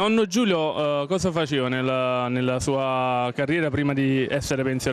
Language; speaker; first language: Italian; native; Italian